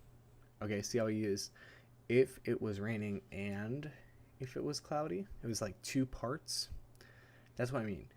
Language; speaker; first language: English; native; English